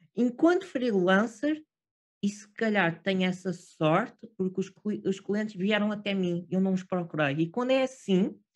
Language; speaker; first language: Portuguese; native; Portuguese